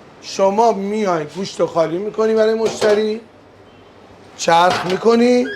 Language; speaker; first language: Persian; native; Persian